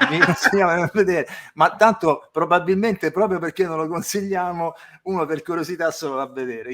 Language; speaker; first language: Italian; native; Italian